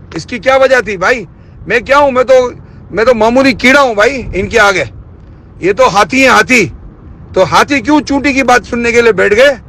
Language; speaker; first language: Urdu; native; Urdu